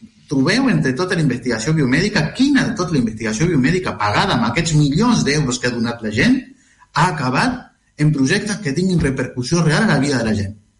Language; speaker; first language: Catalan; non-native, fluent; Spanish